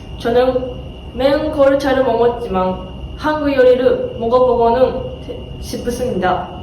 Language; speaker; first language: Korean; non-native, learner; Japanese